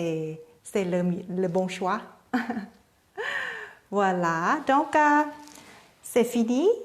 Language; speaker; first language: French; non-native, learner; Thai